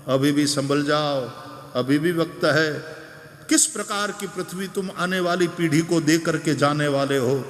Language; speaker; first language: Hindi; non-native, local second language; Gujarati